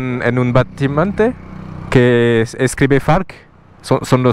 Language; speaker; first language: Spanish; non-native, learner; French